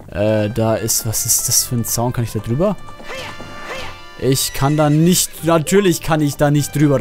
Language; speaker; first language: German; native; German